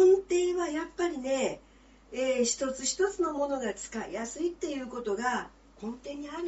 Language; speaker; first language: Japanese; native; Japanese